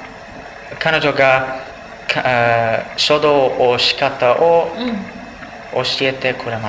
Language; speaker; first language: Japanese; non-native, learner; English